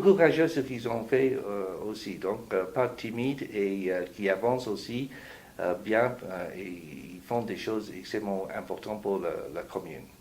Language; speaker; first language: French; non-native, fluent; English